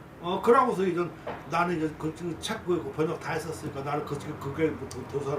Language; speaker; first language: Korean; native; Korean